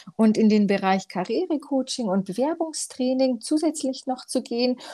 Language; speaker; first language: German; early bilingual, other home language; Romanian